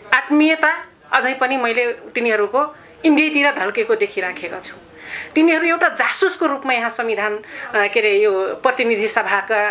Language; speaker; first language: Nepali; non-native, local second language; Rana Tharu